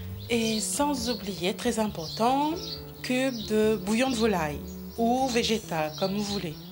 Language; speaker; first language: French; non-native, local second language; Morisyen